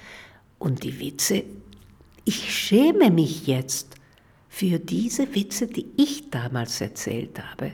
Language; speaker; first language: German; non-native, fluent; Spanish